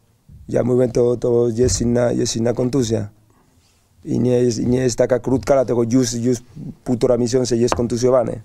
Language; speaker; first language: Polish; non-native, learner; Spanish